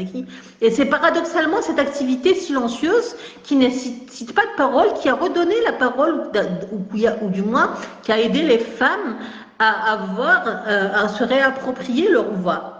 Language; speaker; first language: French; non-native, local second language; Kabyle